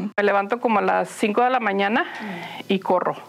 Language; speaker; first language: Spanish; early bilingual, heritage; Spanish